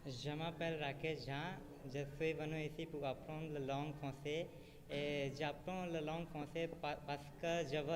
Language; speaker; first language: French; non-native, learner; Hindi